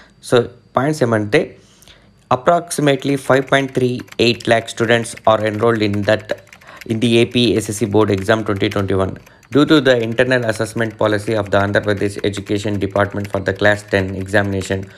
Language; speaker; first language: English; non-native, local second language; Telugu